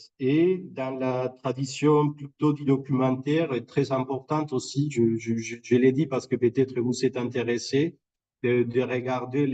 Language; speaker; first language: French; non-native, fluent; Spanish